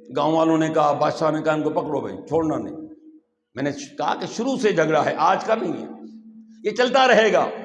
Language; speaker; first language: Urdu; non-native, local second language; Sindhi